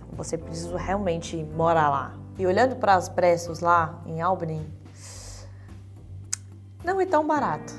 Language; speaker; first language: Portuguese; non-native, fluent; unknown